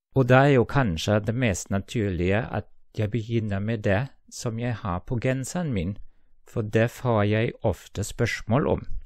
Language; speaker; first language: Norwegian; non-native, fluent; German